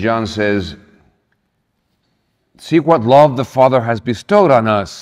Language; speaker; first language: English; early bilingual, other home language; Spanish